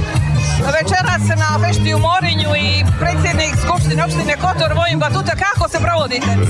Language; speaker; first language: Serbian; native; Serbian